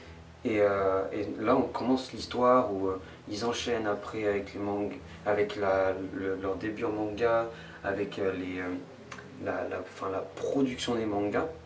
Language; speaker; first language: French; native; French